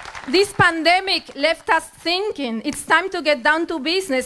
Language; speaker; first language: English; non-native, fluent; Spanish